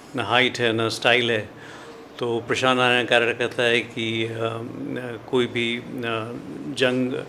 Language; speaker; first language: Hindi; native; Hindi